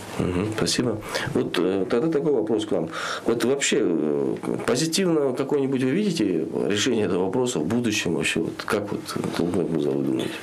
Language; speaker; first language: Russian; non-native, local second language; Kyrgyz